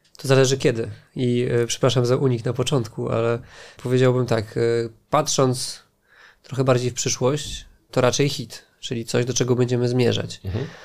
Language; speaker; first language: Polish; native; Polish